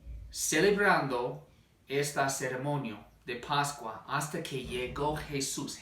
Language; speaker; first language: Spanish; non-native, fluent; English